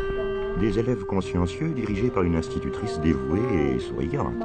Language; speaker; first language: French; native; French